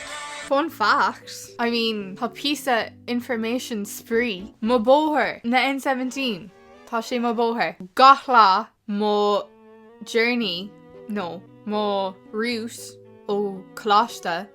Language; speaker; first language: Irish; non-native, local second language; English